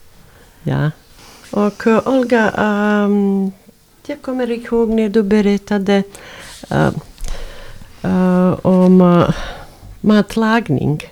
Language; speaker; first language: Swedish; non-native, fluent; Bosnian